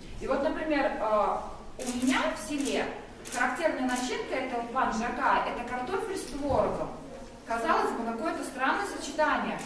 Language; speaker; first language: Russian; native; Russian